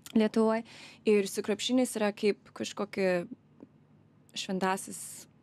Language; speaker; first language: Lithuanian; early bilingual, other home language; English